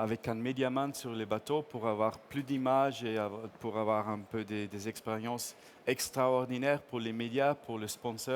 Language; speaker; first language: French; non-native, fluent; English